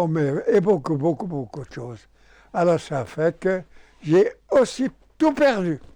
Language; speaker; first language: French; non-native, local second language; German